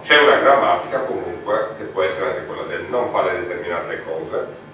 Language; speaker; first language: Italian; native; Italian